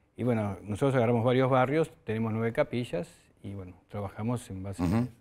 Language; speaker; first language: Spanish; native; Spanish